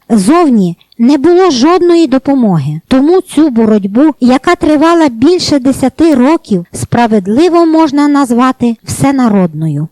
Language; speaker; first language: Ukrainian; native; Ukrainian